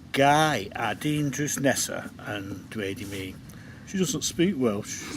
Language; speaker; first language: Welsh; non-native, fluent; English